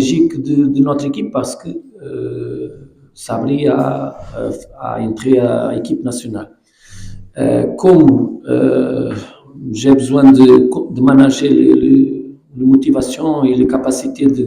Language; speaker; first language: French; non-native, learner; Portuguese